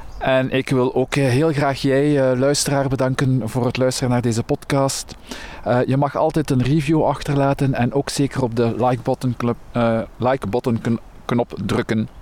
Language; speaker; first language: Dutch; native; Dutch